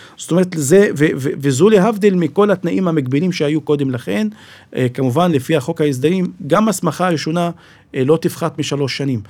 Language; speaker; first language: Hebrew; non-native, local second language; Arabic